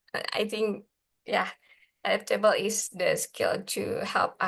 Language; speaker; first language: English; non-native, learner; Indonesian